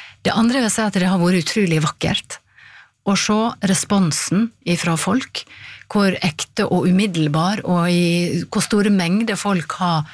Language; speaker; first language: Norwegian; native; Norwegian